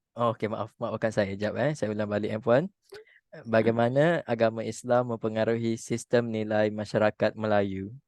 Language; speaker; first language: Malay; native; Malay